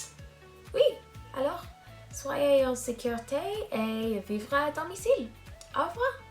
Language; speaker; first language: French; non-native, learner; English